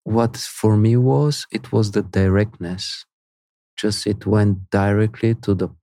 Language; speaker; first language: English; non-native, fluent; Spanish